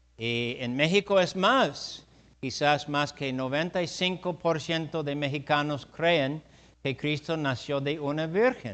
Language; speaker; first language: Spanish; non-native, fluent; English